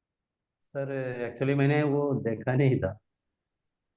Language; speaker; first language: Hindi; non-native, local second language; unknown